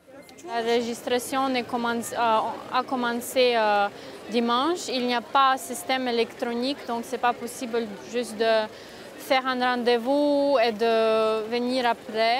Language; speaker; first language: French; non-native, fluent; Ukrainian